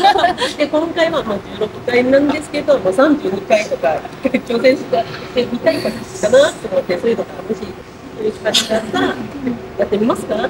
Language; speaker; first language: Japanese; non-native, fluent; Chinese